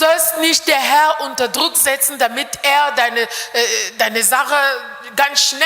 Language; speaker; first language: German; non-native, fluent; French